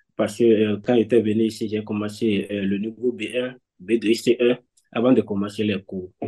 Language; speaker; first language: French; non-native, local second language; Fon